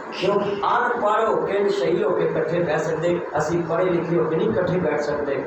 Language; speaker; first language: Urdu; non-native, local second language; Punjabi